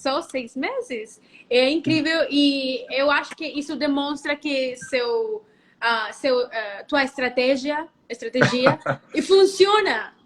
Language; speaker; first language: Portuguese; non-native, fluent; Spanish